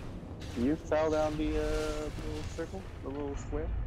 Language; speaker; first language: English; native; English